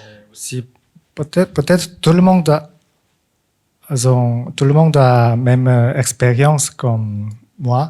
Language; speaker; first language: French; non-native, fluent; Korean